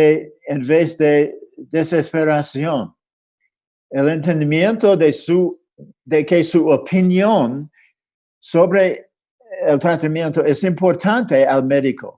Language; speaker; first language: Spanish; non-native, fluent; English